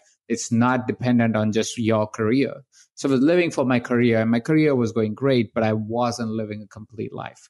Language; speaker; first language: English; non-native, local second language; Hindi